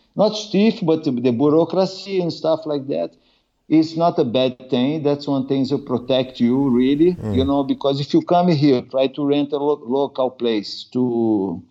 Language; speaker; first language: English; non-native, learner; Portuguese